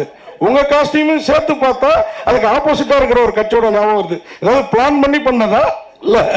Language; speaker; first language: Tamil; native; Tamil